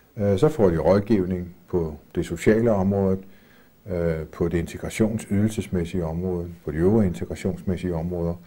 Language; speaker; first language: Danish; native; Danish